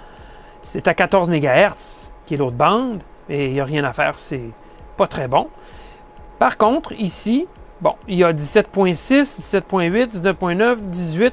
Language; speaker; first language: French; native; French